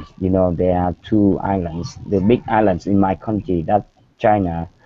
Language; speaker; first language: English; non-native, learner; Vietnamese